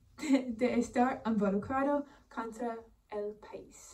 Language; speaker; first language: Spanish; non-native, learner; English